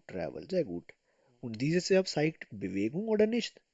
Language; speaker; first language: German; non-native, fluent; Urdu